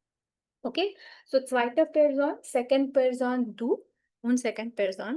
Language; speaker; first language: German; non-native, fluent; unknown